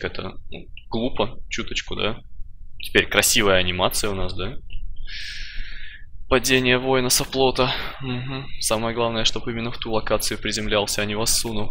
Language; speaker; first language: Russian; native; Russian